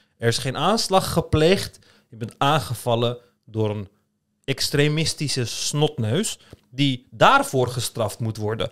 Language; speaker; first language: Dutch; early bilingual, other home language; Turkish